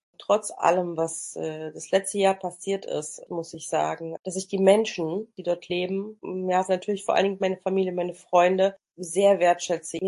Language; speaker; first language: German; early bilingual, other home language; Russian